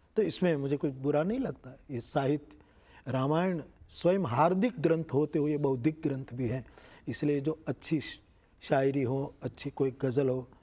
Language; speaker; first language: Hindi; non-native, local second language; Gujarati